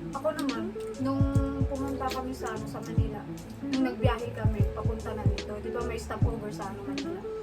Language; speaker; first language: Filipino; non-native, local second language; Cebuano